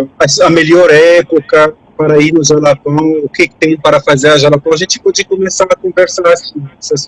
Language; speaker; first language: Portuguese; non-native, fluent; French